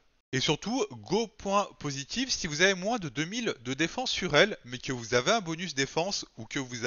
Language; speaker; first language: French; native; French